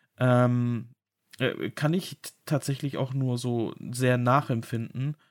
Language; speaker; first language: German; native; German